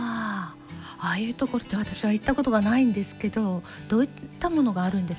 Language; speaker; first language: Japanese; native; Japanese